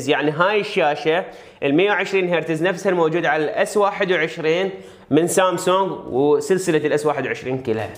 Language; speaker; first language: Arabic; native; Arabic